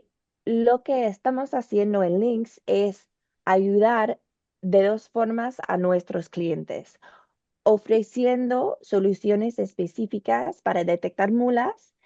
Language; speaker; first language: Spanish; non-native, learner; English